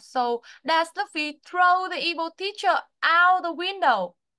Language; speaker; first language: English; non-native, fluent; Vietnamese